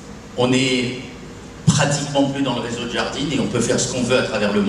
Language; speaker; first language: French; native; French